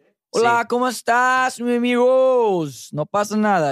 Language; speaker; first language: Spanish; non-native, learner; English